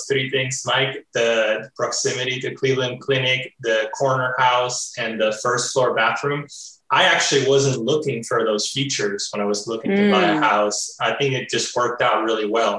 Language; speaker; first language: English; early bilingual, other home language; Spanish